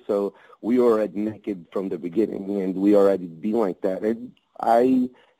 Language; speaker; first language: English; non-native, fluent; Portuguese